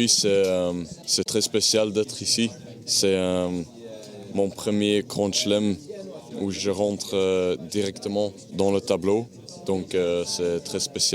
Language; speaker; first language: French; non-native, fluent; Dutch